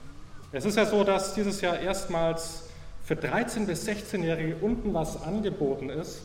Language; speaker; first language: German; native; German